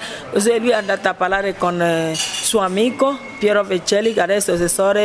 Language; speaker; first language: Italian; non-native, fluent; Ibibio